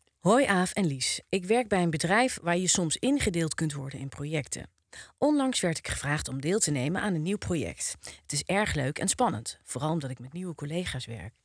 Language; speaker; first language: Dutch; native; Dutch